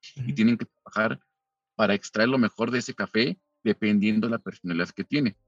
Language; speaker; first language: Spanish; native; Spanish